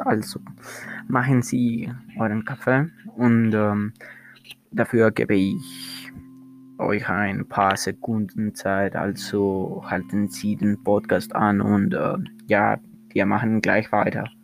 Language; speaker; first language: German; non-native, learner; Spanish